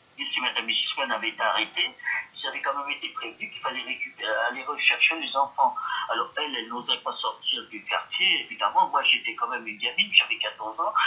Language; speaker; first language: French; early bilingual, other home language; Yiddish